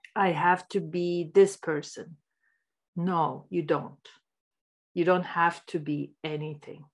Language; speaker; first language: English; non-native, fluent; Turkish